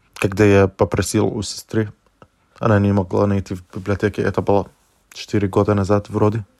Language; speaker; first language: Russian; non-native, fluent; Arabic